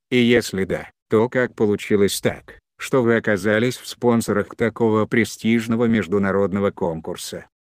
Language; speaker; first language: Russian; non-native, local second language; Chechen